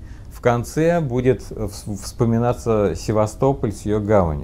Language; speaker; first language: Russian; native; Russian